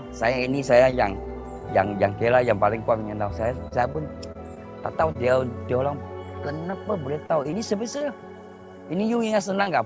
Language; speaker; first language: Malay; non-native, local second language; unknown